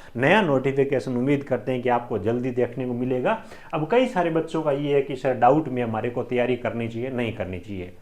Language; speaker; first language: Hindi; native; Hindi